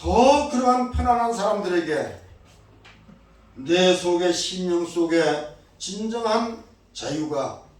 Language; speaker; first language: Korean; native; Korean